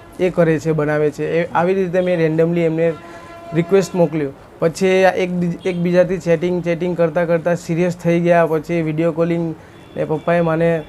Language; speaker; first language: Gujarati; non-native, local second language; Hindi